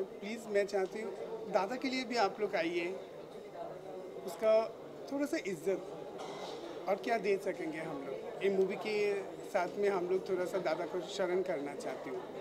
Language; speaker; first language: Hindi; non-native, local second language; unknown